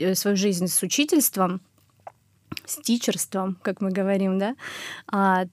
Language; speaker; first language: Russian; native; Russian